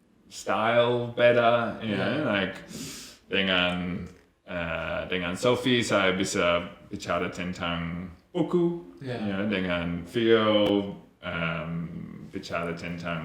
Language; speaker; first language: Indonesian; non-native, learner; English